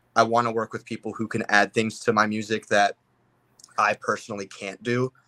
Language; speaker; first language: English; native; English